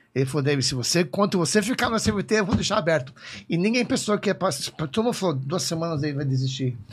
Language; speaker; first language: Portuguese; non-native, fluent; English